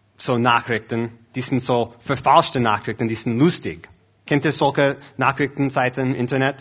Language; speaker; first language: German; non-native, fluent; English